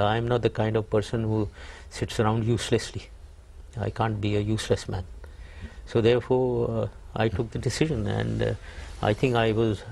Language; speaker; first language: English; non-native, local second language; Urdu